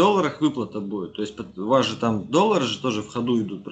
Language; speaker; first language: Russian; native; Russian